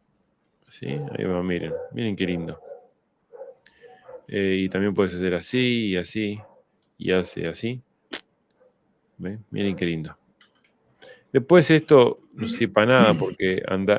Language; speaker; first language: Spanish; native; Spanish